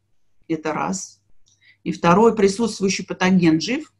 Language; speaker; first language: Russian; native; Russian